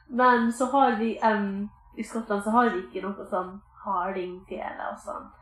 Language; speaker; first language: Norwegian; non-native, fluent; English